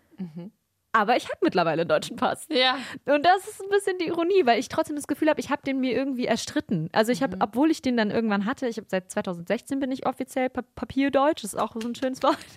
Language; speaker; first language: German; early bilingual, other home language; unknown